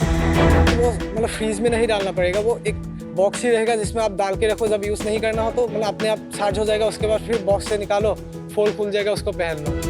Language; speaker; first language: Hindi; non-native, local second language; Assamese